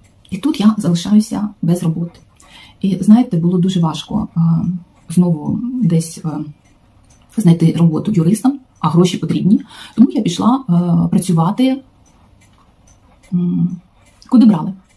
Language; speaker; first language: Ukrainian; non-native, local second language; Russian